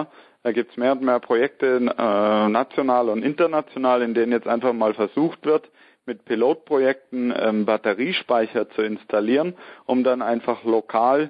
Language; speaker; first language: German; native; German